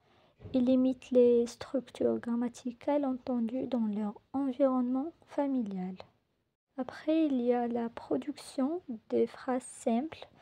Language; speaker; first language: French; non-native, local second language; Arabic